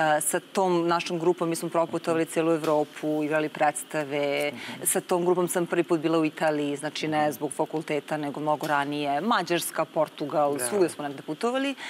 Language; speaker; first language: Serbian; native; Serbian